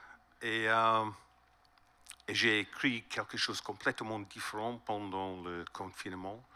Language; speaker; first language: French; non-native, learner; English